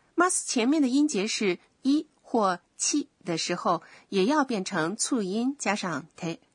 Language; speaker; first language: Chinese; native; Chinese